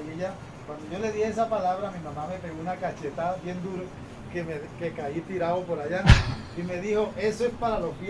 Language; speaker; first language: Spanish; native; Spanish